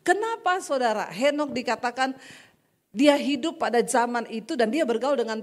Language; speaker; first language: Indonesian; native; Indonesian